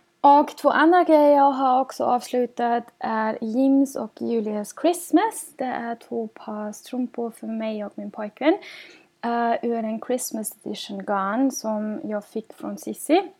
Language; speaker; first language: Swedish; non-native, fluent; German